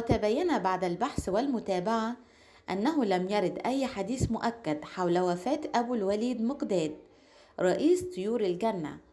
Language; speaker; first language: Arabic; native; Arabic